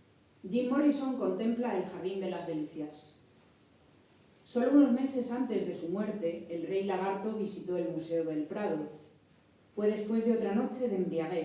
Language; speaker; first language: Spanish; native; Spanish